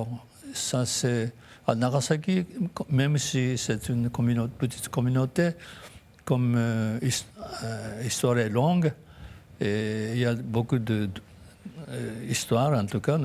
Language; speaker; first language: French; non-native, fluent; Japanese